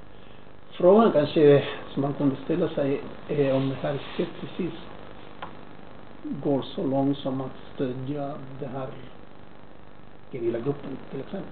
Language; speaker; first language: Swedish; non-native, fluent; Spanish